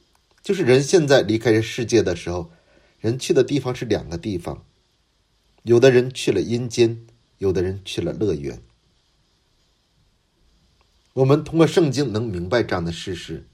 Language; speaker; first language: Chinese; non-native, fluent; Korean